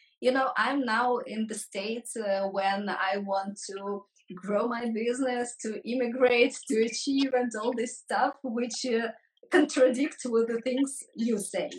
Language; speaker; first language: English; non-native, fluent; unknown